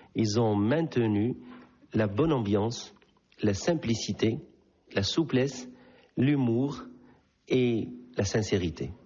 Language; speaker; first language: French; non-native, local second language; Arabic